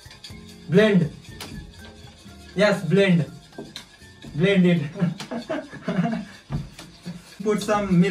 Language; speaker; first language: English; non-native, fluent; Nepali